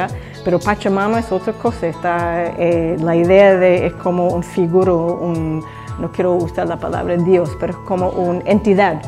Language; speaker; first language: Spanish; non-native, learner; English